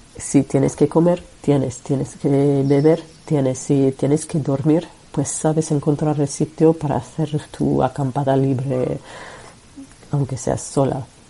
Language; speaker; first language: Spanish; non-native, fluent; French